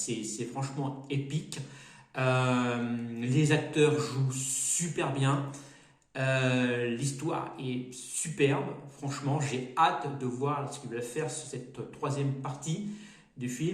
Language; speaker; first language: French; native; French